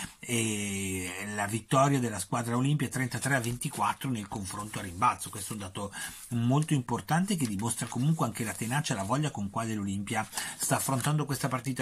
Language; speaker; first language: Italian; native; Italian